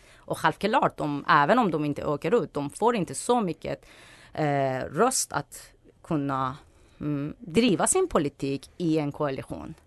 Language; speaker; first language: Swedish; non-native, fluent; Persian